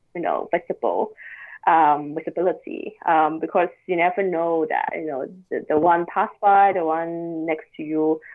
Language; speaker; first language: English; non-native, local second language; Cantonese